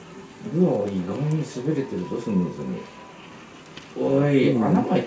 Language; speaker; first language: Japanese; native; Japanese